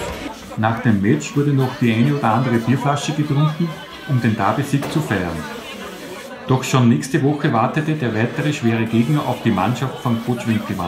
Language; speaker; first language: German; native; German